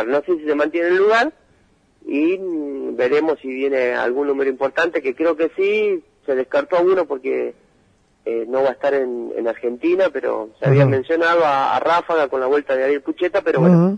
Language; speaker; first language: Spanish; native; Spanish